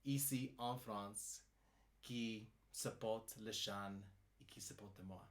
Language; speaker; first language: French; non-native, learner; English